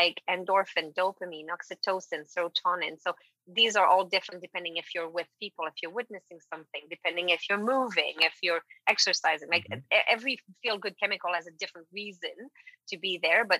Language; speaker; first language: English; non-native, fluent; French